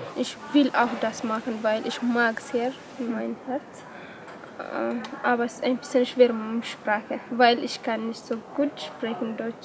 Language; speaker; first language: German; non-native, learner; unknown